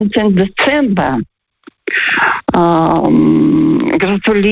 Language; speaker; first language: German; early bilingual, heritage; Russian